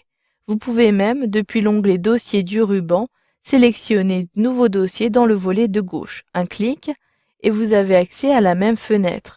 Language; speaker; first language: French; native; French